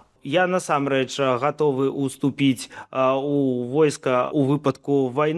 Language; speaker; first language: Belarusian; non-native, local second language; Russian